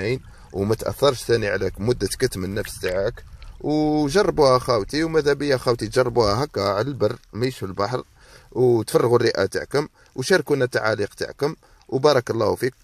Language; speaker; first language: Arabic; native; Arabic